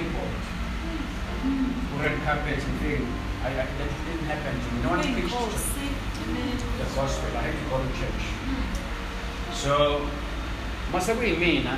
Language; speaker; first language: English; non-native, local second language; Zulu